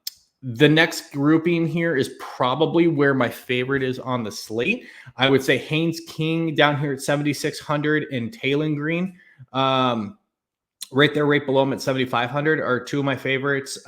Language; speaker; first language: English; native; English